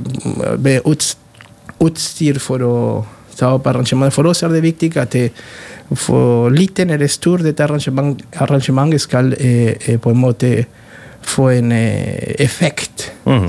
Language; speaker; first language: Norwegian; non-native, fluent; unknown